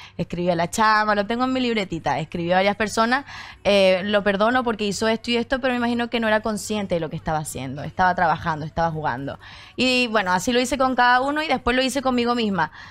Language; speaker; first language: Spanish; native; Spanish